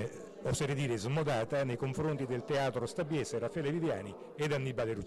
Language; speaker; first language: Italian; native; Italian